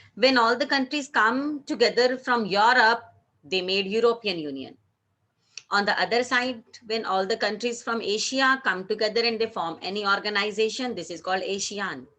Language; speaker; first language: English; non-native, local second language; Hindi